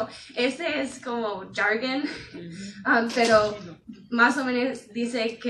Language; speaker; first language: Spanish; non-native, fluent; English